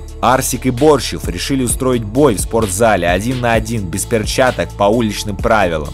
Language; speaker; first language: Russian; native; Russian